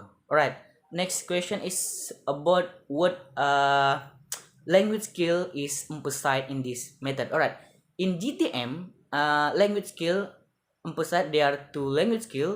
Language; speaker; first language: English; non-native, learner; Indonesian